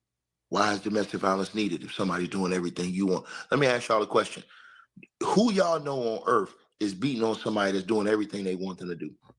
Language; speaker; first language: English; native; English